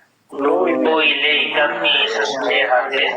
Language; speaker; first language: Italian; non-native, learner; Bangla